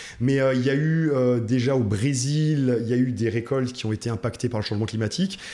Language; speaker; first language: French; native; French